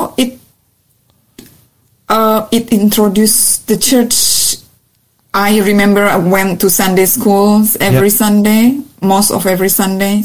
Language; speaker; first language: English; non-native, fluent; Indonesian